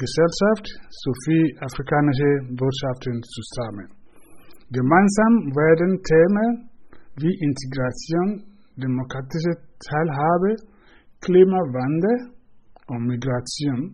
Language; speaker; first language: German; non-native, fluent; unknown